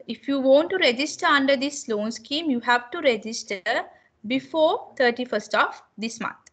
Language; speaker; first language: English; non-native, local second language; Sinhala